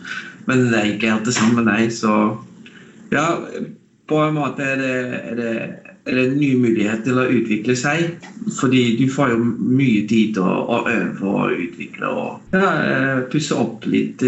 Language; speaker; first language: Norwegian; non-native, fluent; Dutch